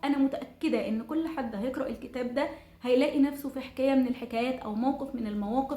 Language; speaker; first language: Arabic; native; Arabic